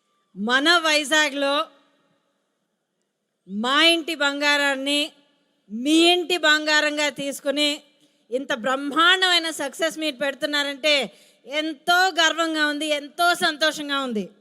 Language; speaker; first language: Telugu; native; Telugu